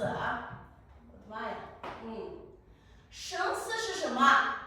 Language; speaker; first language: Chinese; non-native, fluent; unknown